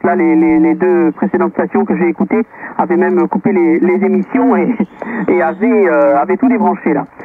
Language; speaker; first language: French; native; French